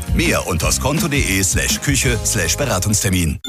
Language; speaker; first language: German; native; German